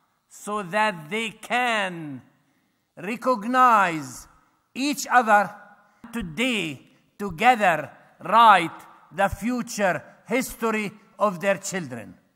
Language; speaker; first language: English; non-native, fluent; Arabic